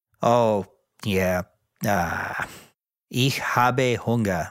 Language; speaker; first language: German; non-native, learner; English